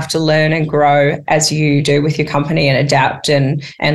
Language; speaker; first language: English; native; English